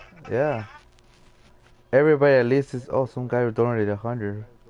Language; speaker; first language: English; early bilingual, other home language; Spanish